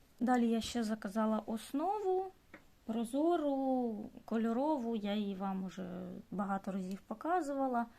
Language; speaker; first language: Ukrainian; non-native, local second language; Russian